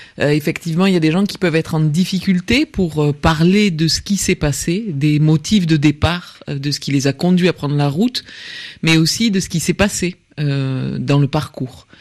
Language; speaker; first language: French; native; French